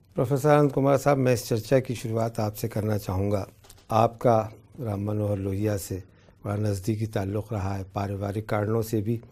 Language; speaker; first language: Hindi; native; Hindi